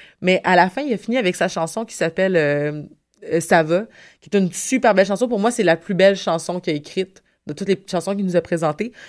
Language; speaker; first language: French; native; French